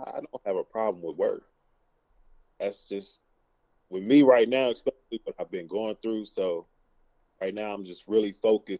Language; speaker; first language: English; native; English